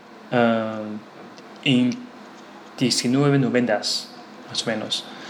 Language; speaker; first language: Spanish; non-native, learner; Chinese